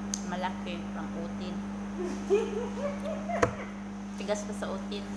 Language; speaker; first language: Filipino; non-native, local second language; Cebuano